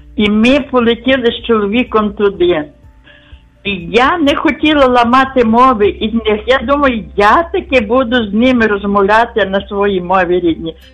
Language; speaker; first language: Ukrainian; native; Ukrainian